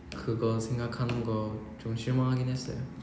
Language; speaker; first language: Korean; non-native, fluent; Chinese